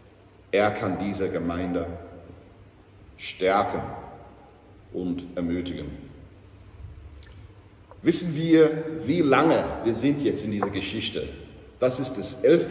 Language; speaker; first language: German; non-native, fluent; English